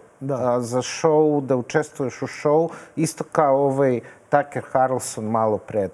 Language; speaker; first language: Serbian; non-native, fluent; Russian